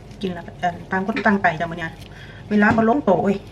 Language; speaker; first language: Thai; native; Thai